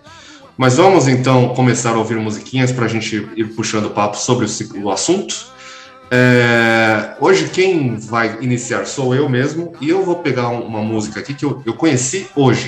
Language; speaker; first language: Portuguese; native; Portuguese